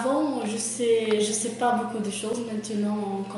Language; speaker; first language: French; non-native, learner; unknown